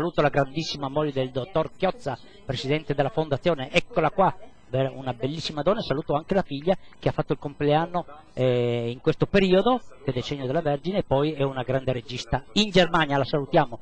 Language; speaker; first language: Italian; native; Italian